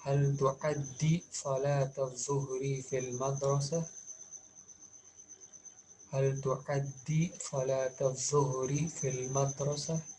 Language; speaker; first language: Arabic; non-native, fluent; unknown